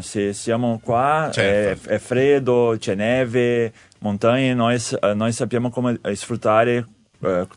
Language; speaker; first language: Italian; non-native, learner; Portuguese